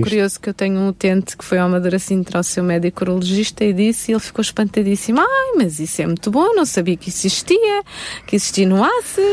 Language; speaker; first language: Portuguese; native; Portuguese